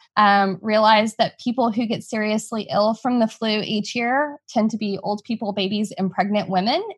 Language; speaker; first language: English; native; English